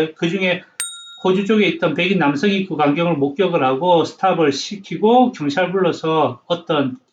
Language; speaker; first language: Korean; native; Korean